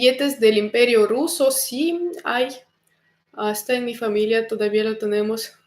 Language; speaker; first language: Spanish; non-native, fluent; Russian